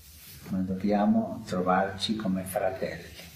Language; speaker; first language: Italian; non-native, fluent; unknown